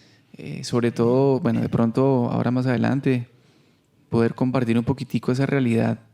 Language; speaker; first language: Spanish; native; Spanish